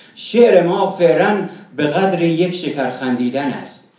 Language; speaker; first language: Persian; non-native, local second language; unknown